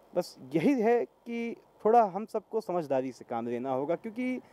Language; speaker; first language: Hindi; native; Hindi